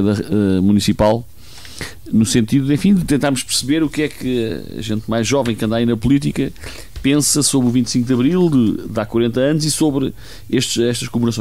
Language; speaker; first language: Portuguese; native; Portuguese